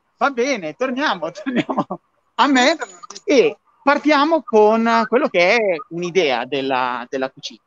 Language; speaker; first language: Italian; native; Italian